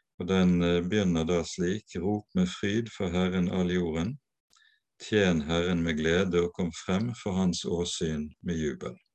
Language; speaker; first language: Norwegian; native; Norwegian